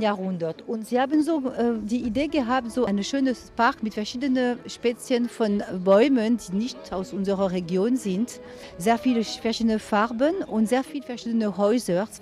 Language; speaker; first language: German; non-native, fluent; French